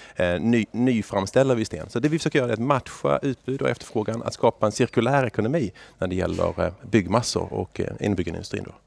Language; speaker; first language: Swedish; native; Swedish